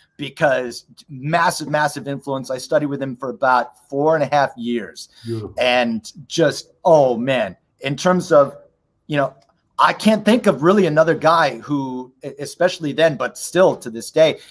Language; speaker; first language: English; native; English